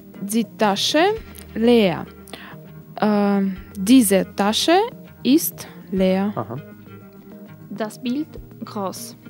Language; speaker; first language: German; non-native, learner; Russian